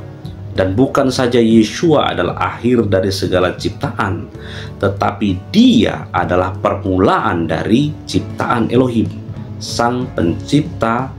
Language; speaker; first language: Indonesian; native; Indonesian